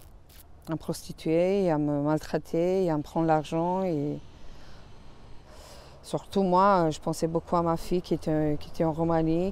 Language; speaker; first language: French; non-native, fluent; Romanian